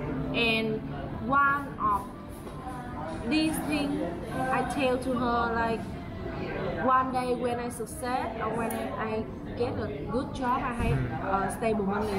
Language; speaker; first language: English; non-native, learner; Vietnamese